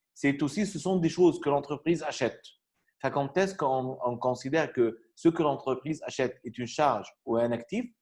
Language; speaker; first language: French; non-native, fluent; Arabic